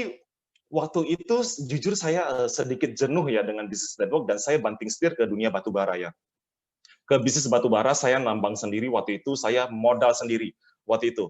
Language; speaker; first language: Indonesian; native; Indonesian